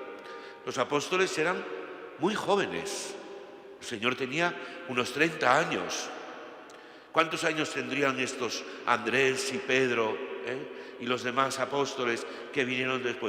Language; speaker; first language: Spanish; native; Spanish